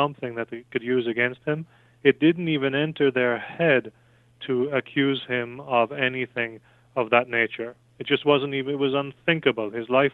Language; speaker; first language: English; native; English